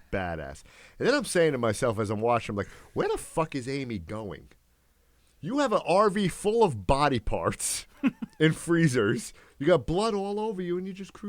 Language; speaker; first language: English; native; English